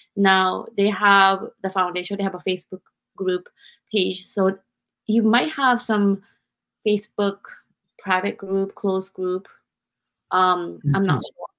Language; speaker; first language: English; non-native, fluent; Japanese